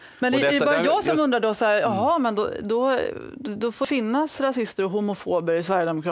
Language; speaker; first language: Swedish; native; Swedish